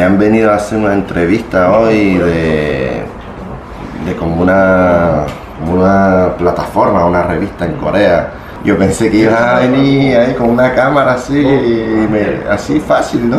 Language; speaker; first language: Spanish; native; Spanish